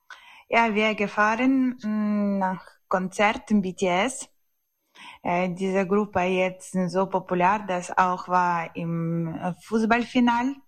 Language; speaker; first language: German; non-native, learner; Ukrainian